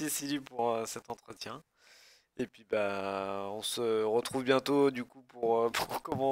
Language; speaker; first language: French; native; French